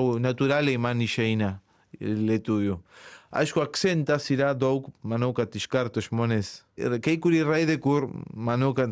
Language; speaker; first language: Lithuanian; non-native, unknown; Spanish